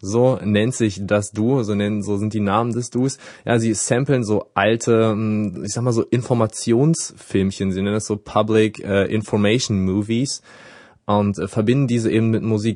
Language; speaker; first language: German; native; German